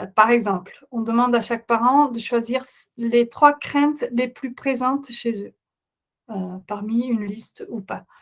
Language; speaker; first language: French; non-native, fluent; Dutch